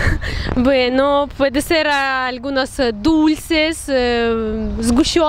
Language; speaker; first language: Spanish; non-native, fluent; Russian